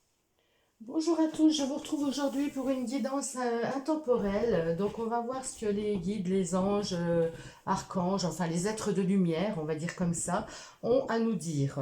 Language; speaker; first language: French; native; French